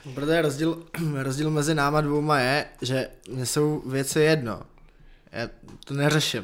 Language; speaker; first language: Czech; native; Czech